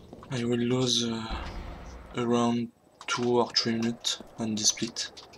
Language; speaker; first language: English; non-native, learner; French